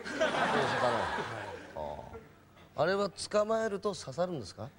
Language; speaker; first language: Japanese; native; Japanese